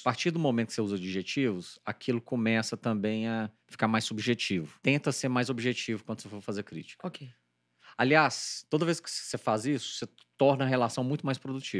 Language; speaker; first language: Portuguese; native; Portuguese